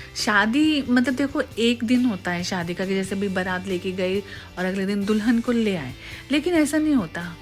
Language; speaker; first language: Hindi; native; Hindi